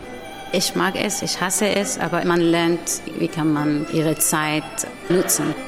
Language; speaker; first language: German; non-native, learner; Arabic